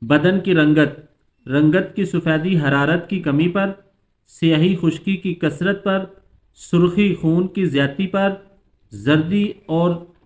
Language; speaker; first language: Hindi; non-native, local second language; Punjabi